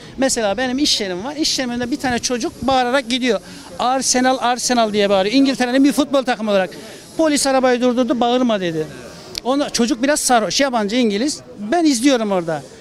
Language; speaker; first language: Turkish; native; Turkish